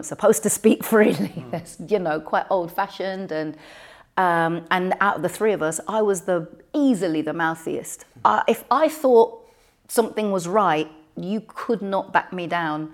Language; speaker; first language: English; native; English